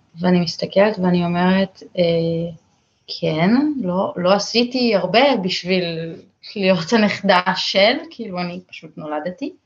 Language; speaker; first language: Hebrew; native; Hebrew